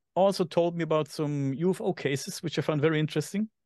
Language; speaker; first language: English; non-native, fluent; German